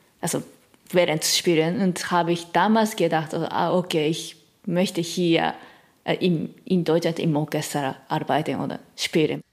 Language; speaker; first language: German; non-native, learner; Japanese